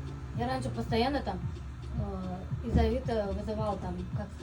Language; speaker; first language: Russian; non-native, local second language; Bashkir